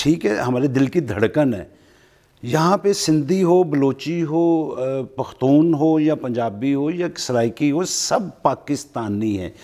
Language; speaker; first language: Urdu; non-native, local second language; Punjabi